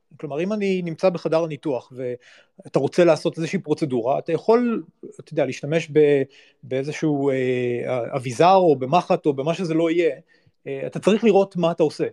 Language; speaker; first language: Hebrew; native; Hebrew